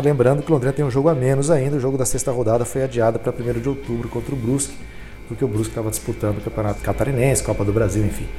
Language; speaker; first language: Portuguese; native; Portuguese